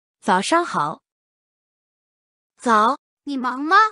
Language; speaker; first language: Chinese; non-native, learner; English